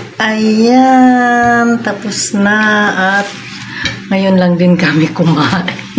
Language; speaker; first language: Filipino; non-native, local second language; Cebuano